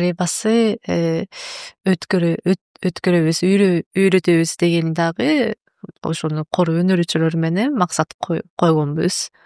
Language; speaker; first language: Kyrgyz; non-native, learner; Japanese